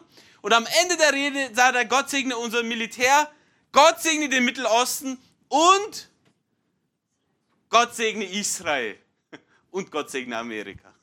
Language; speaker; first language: German; non-native, fluent; English